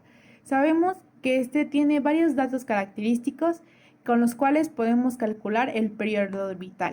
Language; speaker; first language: Spanish; native; Spanish